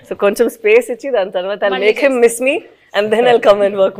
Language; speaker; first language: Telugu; non-native, fluent; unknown